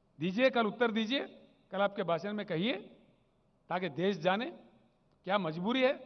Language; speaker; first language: Hindi; non-native, local second language; Telugu